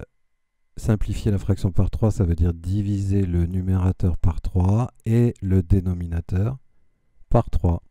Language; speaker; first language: French; native; French